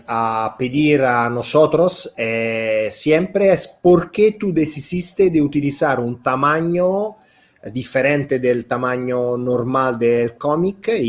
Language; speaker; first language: Spanish; non-native, fluent; Italian